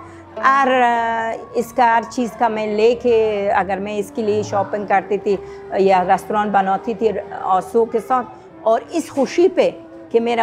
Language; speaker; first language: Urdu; non-native, fluent; Persian